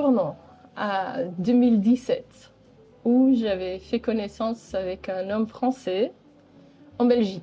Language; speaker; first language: French; non-native, local second language; Dutch